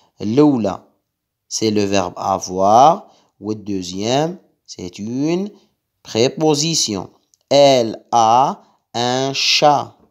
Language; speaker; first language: French; non-native, local second language; Arabic